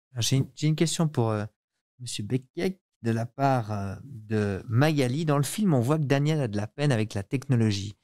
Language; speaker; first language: French; native; French